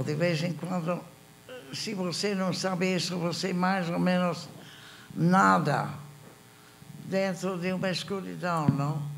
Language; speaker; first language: Portuguese; non-native, fluent; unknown